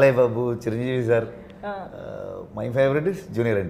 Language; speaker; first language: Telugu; non-native, learner; Kannada